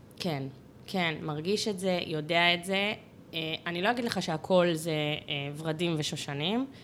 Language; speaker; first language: Hebrew; native; Hebrew